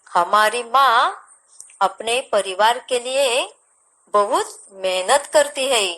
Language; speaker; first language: Hindi; non-native, local second language; Marathi